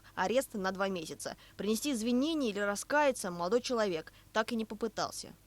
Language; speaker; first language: Russian; native; Russian